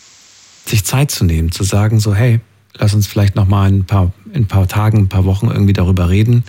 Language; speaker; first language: German; native; German